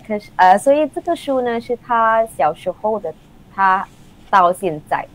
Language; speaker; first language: Chinese; non-native, local second language; English